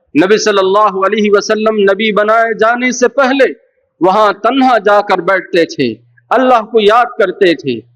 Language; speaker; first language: Urdu; native; Urdu